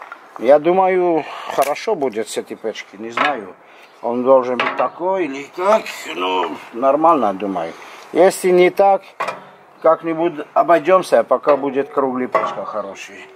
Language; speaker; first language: Russian; non-native, fluent; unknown